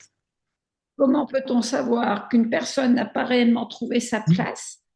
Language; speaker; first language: French; native; French